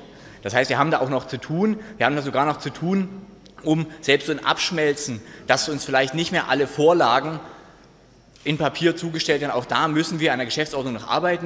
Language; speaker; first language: German; native; German